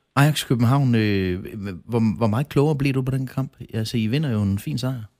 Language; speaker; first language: Danish; native; Danish